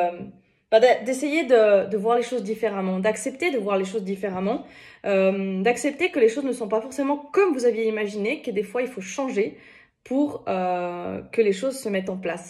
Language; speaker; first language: French; native; French